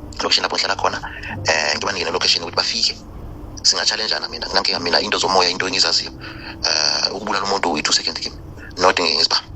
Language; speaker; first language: Zulu; non-native, fluent; Nyanja